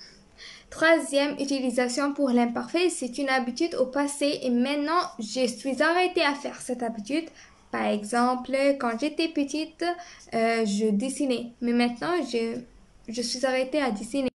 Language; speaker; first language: French; non-native, fluent; Arabic